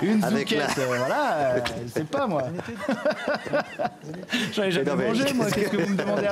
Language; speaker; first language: French; native; French